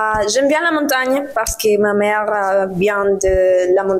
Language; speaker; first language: French; non-native, learner; Spanish